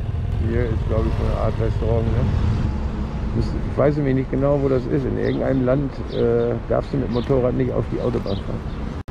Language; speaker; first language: German; native; German